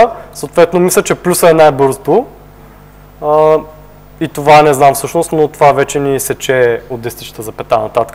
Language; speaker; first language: Bulgarian; native; Bulgarian